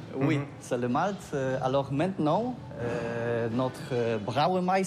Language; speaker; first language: French; non-native, learner; Polish